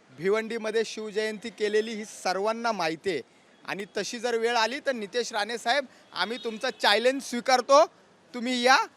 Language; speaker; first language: Marathi; native; Marathi